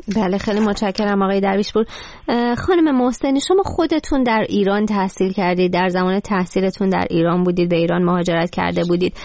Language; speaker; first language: Persian; native; Persian